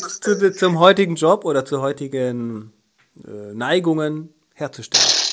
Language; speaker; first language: German; native; German